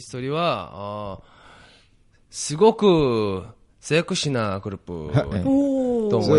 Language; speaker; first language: Japanese; non-native, learner; Korean